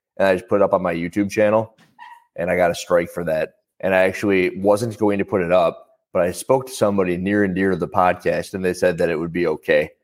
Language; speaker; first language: English; native; English